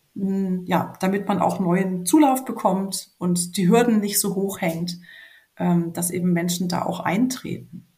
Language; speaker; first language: German; native; German